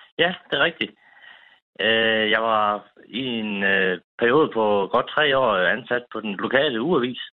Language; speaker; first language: Danish; native; Danish